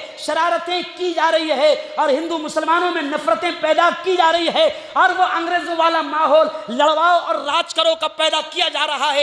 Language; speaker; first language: Urdu; native; Urdu